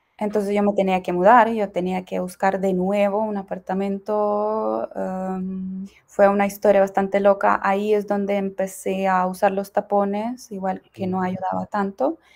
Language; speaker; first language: Spanish; non-native, fluent; Ukrainian